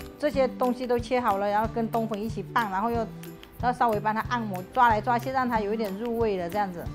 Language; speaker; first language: Chinese; early bilingual, heritage; Chinese